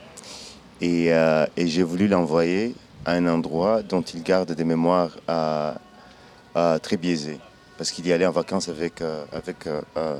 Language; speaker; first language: French; non-native, local second language; Kinyarwanda